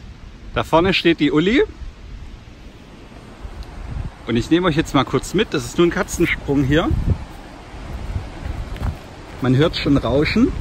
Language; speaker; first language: German; native; German